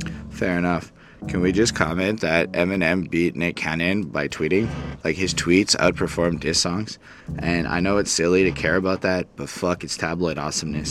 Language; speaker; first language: English; native; English